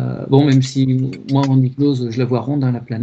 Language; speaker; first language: French; native; French